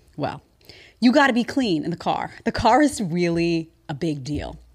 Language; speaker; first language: English; native; English